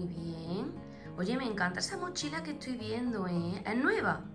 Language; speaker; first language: Spanish; native; Spanish